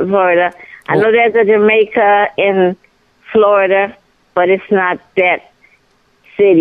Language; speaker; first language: English; non-native, fluent; Haitian Creole